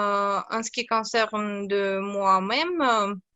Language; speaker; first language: French; non-native, learner; Russian